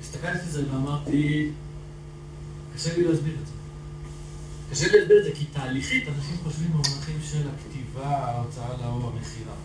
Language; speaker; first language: Hebrew; native; Hebrew